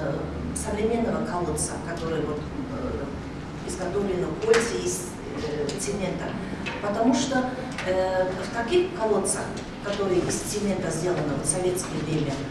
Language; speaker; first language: Russian; non-native, local second language; Kazakh